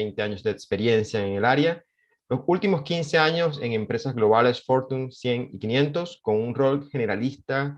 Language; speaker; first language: Spanish; native; Spanish